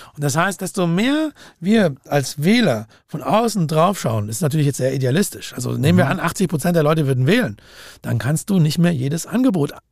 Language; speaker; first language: German; native; German